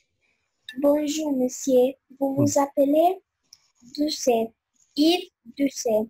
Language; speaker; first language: French; non-native, learner; Albanian